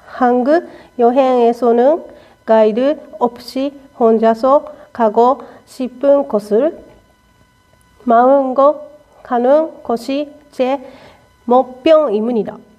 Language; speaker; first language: Korean; non-native, learner; Japanese